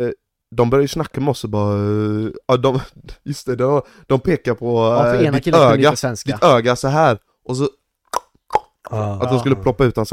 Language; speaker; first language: Swedish; native; Swedish